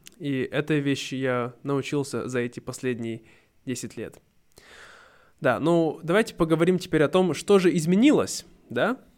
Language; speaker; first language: Russian; native; Russian